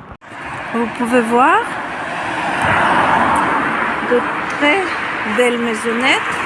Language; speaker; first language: French; non-native, fluent; Russian